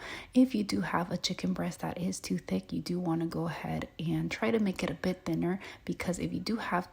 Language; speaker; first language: English; early bilingual, other home language; Spanish